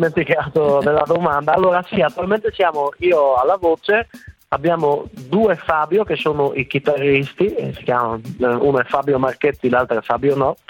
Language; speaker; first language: Italian; native; Italian